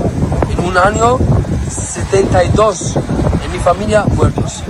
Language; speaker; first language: Spanish; non-native, learner; Arabic